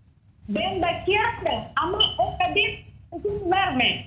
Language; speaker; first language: Turkish; non-native, learner; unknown